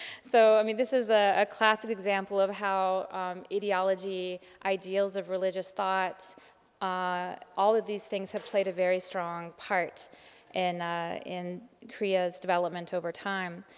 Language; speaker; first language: English; native; English